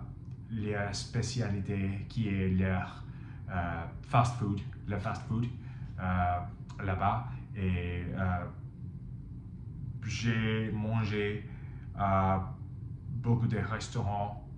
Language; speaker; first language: French; non-native, fluent; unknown